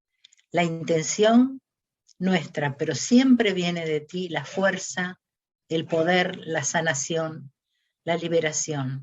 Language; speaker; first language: Spanish; native; Spanish